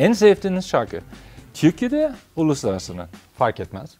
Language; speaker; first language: Turkish; non-native, fluent; German